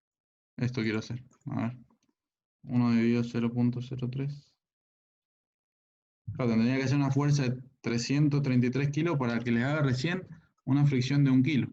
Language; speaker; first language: Spanish; native; Spanish